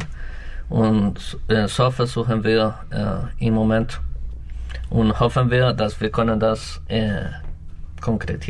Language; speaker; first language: German; non-native, learner; Spanish